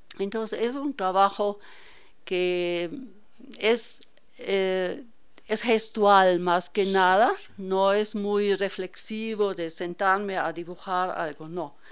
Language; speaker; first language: Spanish; non-native, fluent; German